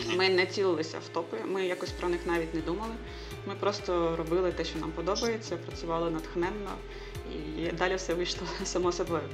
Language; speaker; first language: Ukrainian; native; Ukrainian